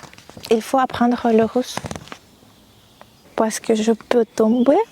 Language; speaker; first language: French; non-native, fluent; Russian